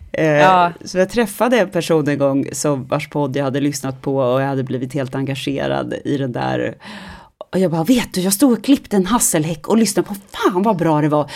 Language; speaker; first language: Swedish; native; Swedish